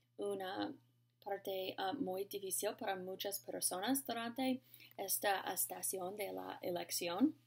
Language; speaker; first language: Spanish; non-native, learner; English